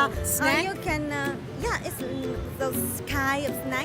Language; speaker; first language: English; non-native, learner; Vietnamese